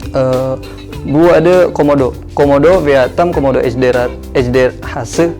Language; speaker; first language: Turkish; non-native, learner; Indonesian